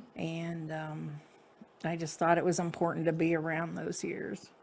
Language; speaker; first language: English; native; English